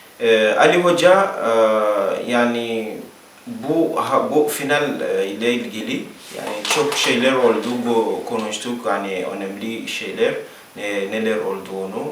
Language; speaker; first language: Turkish; non-native, learner; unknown